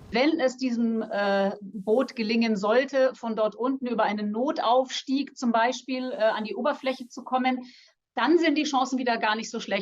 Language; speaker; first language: German; native; German